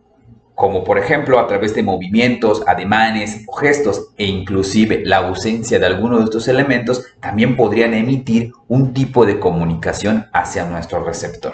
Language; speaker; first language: Spanish; native; Spanish